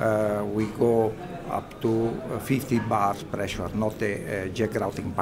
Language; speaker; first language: English; non-native, learner; Italian